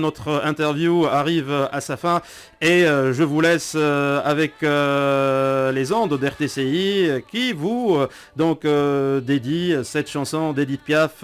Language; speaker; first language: French; non-native, local second language; Arabic